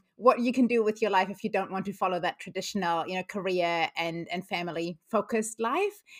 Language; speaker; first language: English; non-native, fluent; German